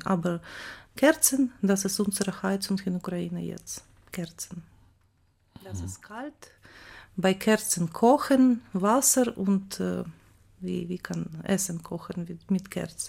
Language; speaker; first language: German; non-native, learner; Ukrainian